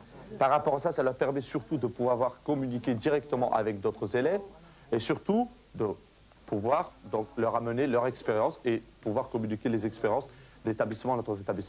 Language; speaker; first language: French; native; French